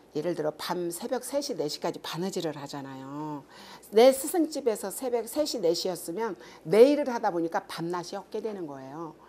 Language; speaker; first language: Korean; native; Korean